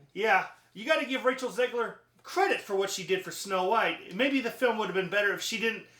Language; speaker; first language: English; native; English